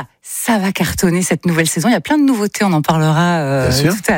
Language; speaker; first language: French; native; French